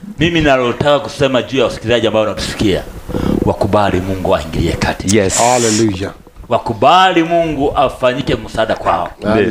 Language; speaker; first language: Swahili; native; Swahili